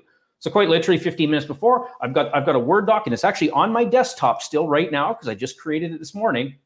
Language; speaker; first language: English; native; English